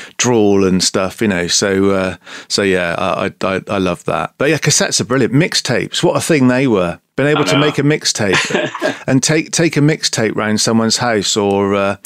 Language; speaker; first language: English; native; English